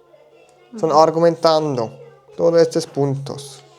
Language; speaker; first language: Spanish; non-native, learner; German